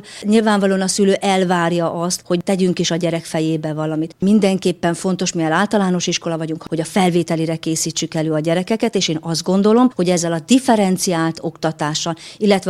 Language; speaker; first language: Hungarian; native; Hungarian